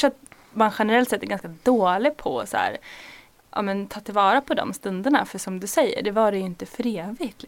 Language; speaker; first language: Swedish; native; Swedish